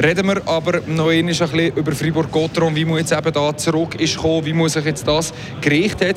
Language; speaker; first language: German; native; German